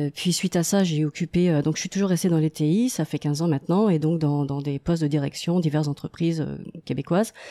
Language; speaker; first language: French; native; French